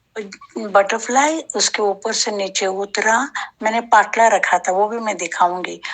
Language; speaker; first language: Hindi; non-native, local second language; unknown